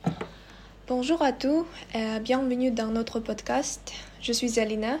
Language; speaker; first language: French; non-native, learner; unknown